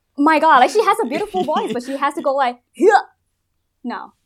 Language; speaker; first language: English; non-native, fluent; Thai